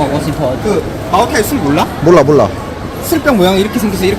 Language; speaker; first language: Korean; native; Korean